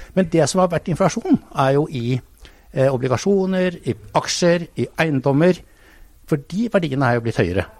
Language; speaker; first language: Norwegian; native; Norwegian